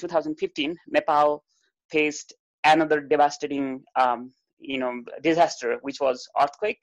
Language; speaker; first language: English; non-native, local second language; Nepali